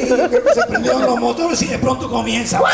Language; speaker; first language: Spanish; native; Spanish